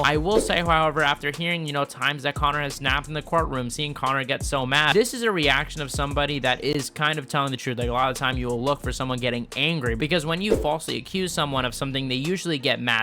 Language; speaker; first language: English; native; English